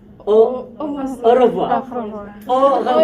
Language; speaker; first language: French; non-native, fluent; Indonesian